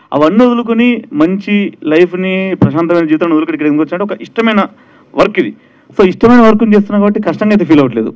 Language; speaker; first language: Telugu; native; Telugu